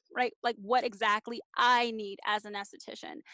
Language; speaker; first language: English; native; English